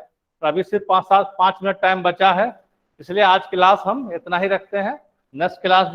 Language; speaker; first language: Urdu; native; Urdu